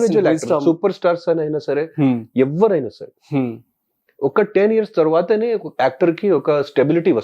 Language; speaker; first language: Telugu; non-native, local second language; Hindi